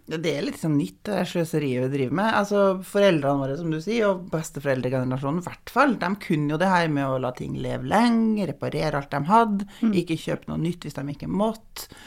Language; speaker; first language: Norwegian; native; Norwegian